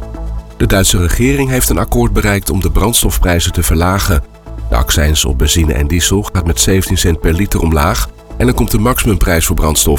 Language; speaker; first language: Dutch; native; Dutch